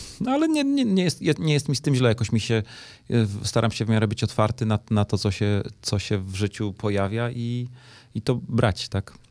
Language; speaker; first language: Polish; native; Polish